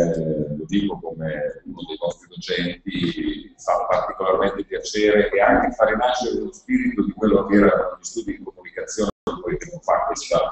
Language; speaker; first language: Italian; native; Italian